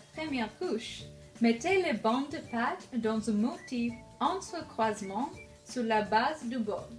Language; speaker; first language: French; non-native, learner; English